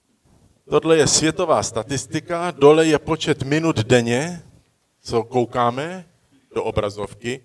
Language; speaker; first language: Czech; early bilingual, heritage; Czech